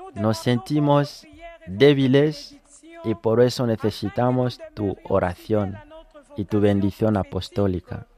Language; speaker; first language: Spanish; non-native, fluent; French